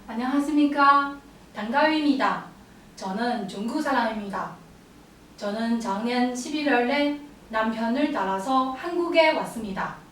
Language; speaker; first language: Korean; non-native, learner; Chinese